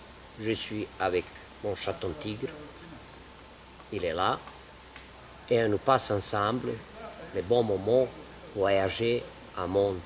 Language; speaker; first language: French; non-native, learner; Serbian